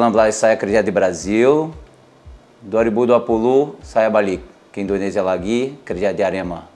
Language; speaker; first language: Indonesian; non-native, learner; Portuguese